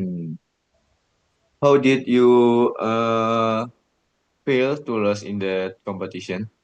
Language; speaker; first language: English; non-native, learner; Indonesian